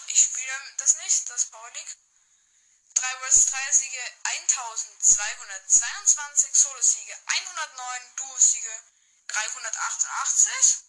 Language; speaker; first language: German; native; German